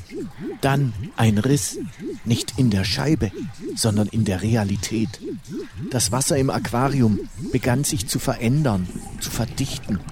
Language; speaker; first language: German; native; German